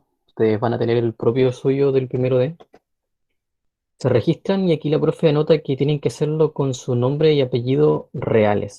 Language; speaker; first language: Spanish; native; Spanish